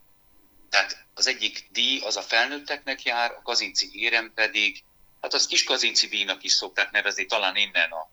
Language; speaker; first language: Hungarian; native; Hungarian